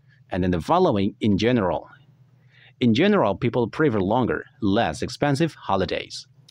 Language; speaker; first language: English; non-native, fluent; Indonesian